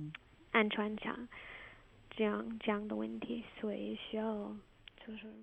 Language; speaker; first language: Chinese; non-native, fluent; English